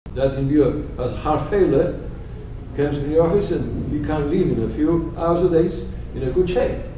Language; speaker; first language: English; non-native, fluent; Spanish